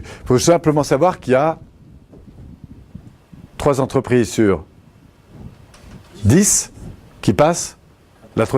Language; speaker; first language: French; native; French